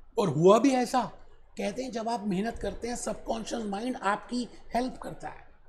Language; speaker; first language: Hindi; native; Hindi